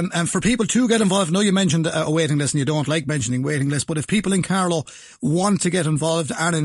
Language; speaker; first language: English; native; English